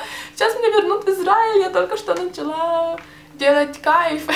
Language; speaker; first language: Russian; early bilingual, heritage; Russian